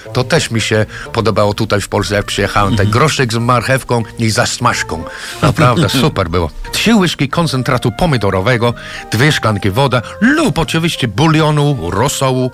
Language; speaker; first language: Polish; non-native, fluent; English